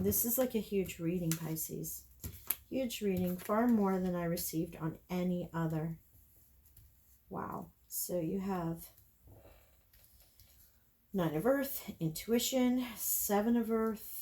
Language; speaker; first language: English; native; English